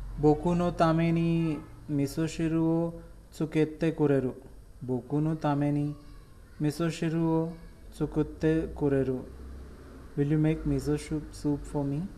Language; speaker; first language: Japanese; non-native, learner; Hindi